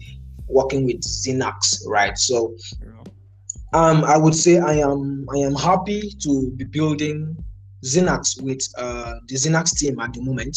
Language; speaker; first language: English; non-native, local second language; Igbo